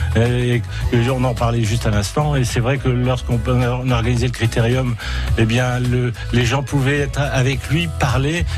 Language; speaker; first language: French; native; French